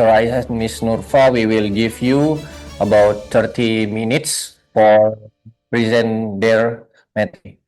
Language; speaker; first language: English; non-native, learner; Indonesian